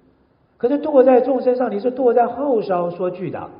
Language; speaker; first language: Chinese; native; Chinese